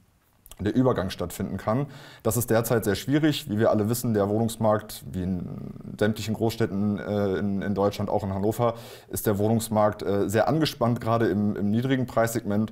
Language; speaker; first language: German; native; German